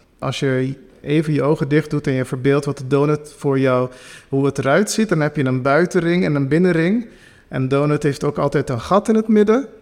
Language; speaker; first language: Dutch; non-native, local second language; Papiamento